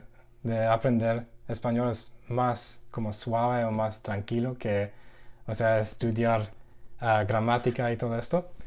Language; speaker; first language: Spanish; non-native, learner; English